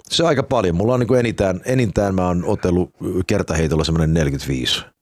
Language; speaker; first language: Finnish; early bilingual, heritage; Finnish